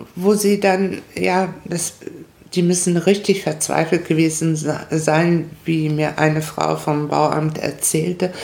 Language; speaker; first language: German; non-native, fluent; Spanish